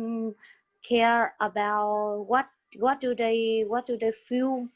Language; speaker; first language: English; non-native, learner; Vietnamese